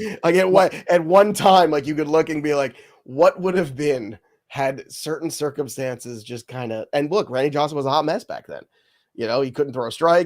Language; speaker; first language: English; native; English